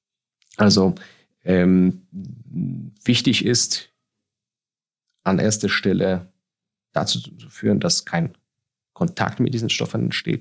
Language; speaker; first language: German; non-native, fluent; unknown